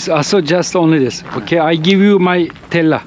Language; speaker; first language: English; non-native, learner; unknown